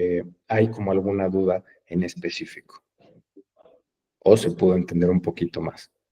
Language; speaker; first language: Spanish; native; Spanish